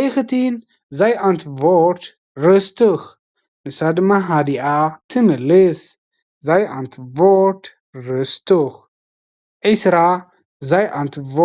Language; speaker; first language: Dutch; non-native, fluent; Tigrinya